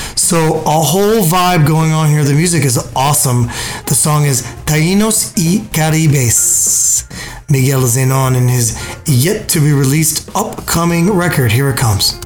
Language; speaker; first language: English; native; English